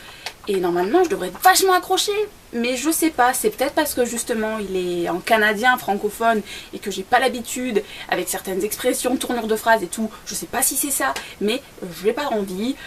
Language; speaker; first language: French; native; French